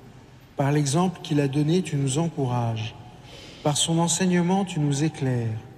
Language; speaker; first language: French; native; French